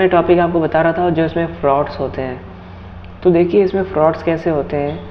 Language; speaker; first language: Hindi; native; Hindi